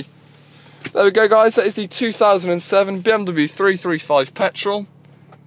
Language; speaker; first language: English; native; English